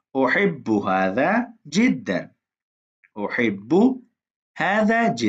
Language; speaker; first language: Arabic; non-native, fluent; Urdu